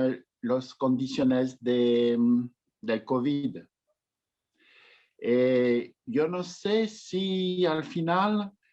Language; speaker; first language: Spanish; non-native, learner; French